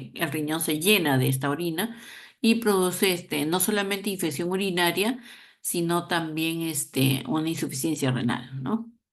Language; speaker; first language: Spanish; native; Spanish